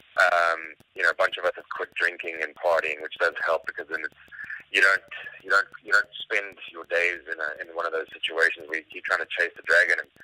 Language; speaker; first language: English; native; English